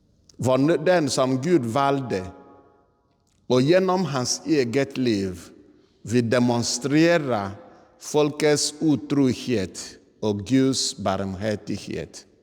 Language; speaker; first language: Swedish; non-native, fluent; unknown